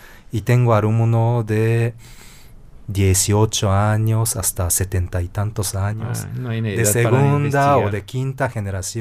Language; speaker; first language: Spanish; non-native, fluent; Japanese